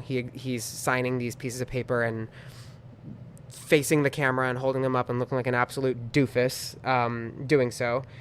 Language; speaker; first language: English; native; English